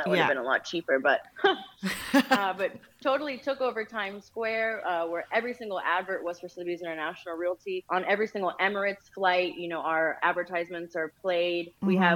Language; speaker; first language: English; native; English